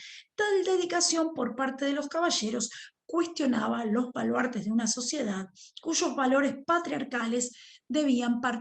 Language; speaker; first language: Spanish; native; Spanish